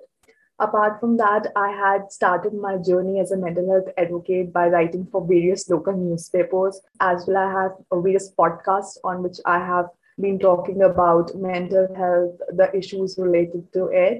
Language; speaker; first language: English; non-native, local second language; Hindi